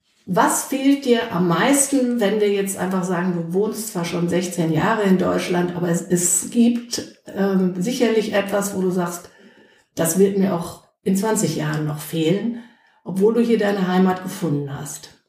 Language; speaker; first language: German; native; German